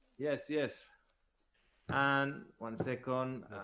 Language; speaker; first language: English; non-native, learner; Spanish